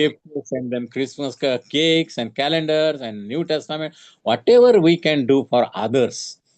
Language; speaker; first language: English; non-native, local second language; Marathi